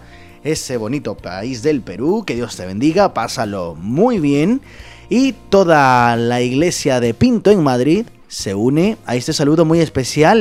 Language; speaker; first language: Spanish; native; Spanish